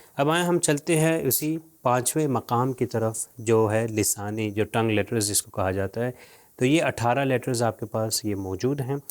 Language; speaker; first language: Urdu; native; Urdu